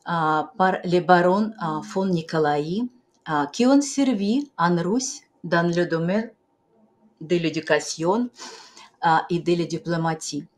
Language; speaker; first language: French; non-native, fluent; Russian